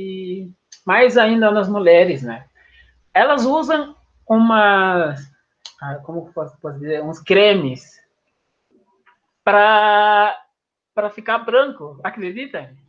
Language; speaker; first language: Portuguese; non-native, fluent; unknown